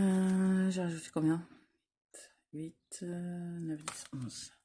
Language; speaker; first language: French; native; French